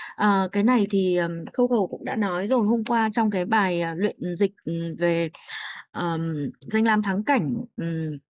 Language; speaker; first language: Vietnamese; native; Vietnamese